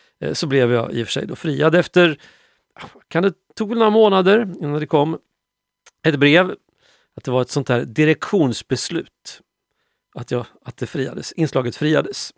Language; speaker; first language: Swedish; native; Swedish